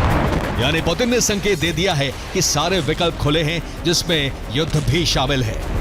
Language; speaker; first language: Hindi; native; Hindi